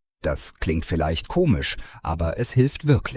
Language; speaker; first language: German; non-native, fluent; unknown